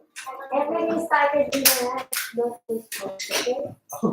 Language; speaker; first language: English; non-native, local second language; Filipino